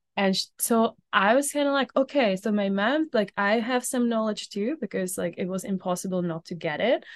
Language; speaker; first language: English; non-native, fluent; Czech